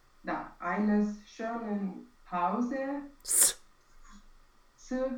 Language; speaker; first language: German; non-native, learner; Romanian